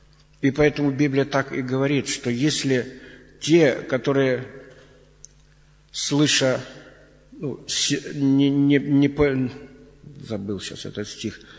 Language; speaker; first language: Russian; native; Russian